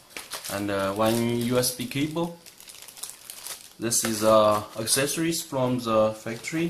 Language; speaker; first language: English; non-native, learner; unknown